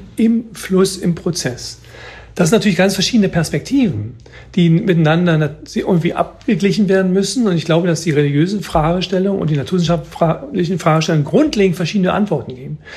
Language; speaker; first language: German; native; German